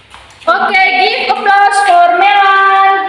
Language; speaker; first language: English; non-native, learner; Indonesian